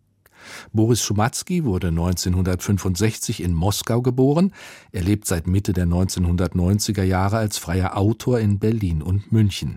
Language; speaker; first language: German; native; German